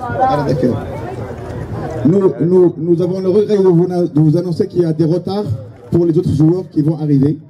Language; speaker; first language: French; non-native, local second language; Arabic